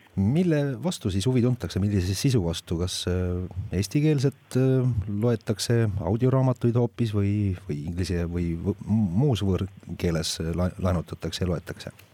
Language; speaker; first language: Estonian; native; Estonian